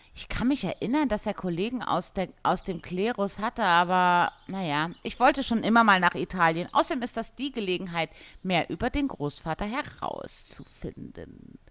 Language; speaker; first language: German; native; German